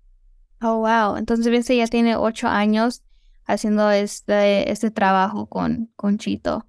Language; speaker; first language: Spanish; early bilingual, heritage; Spanish